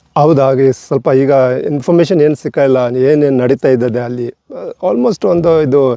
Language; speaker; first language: Kannada; non-native, local second language; Tibetan